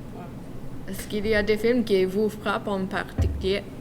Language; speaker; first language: French; non-native, learner; English